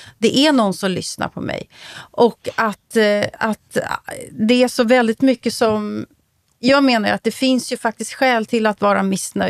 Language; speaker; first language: Swedish; native; Swedish